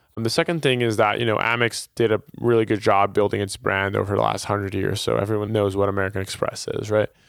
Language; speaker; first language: English; non-native, fluent; Portuguese